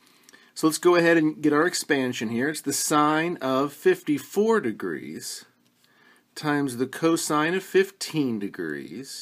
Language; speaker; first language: English; native; English